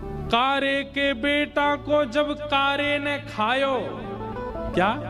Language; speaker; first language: Hindi; native; Hindi